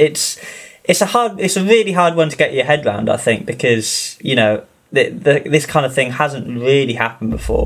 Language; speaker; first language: English; native; English